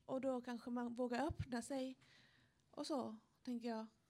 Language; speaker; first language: Swedish; non-native, fluent; Spanish